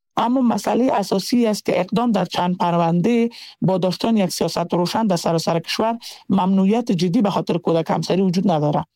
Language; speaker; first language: Persian; native; Persian